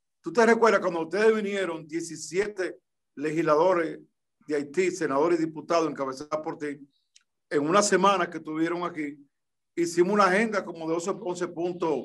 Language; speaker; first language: Spanish; native; Spanish